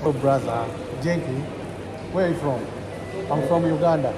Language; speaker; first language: English; non-native, learner; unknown